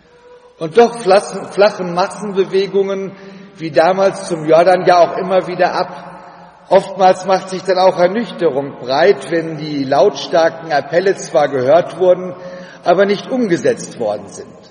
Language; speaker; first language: German; native; German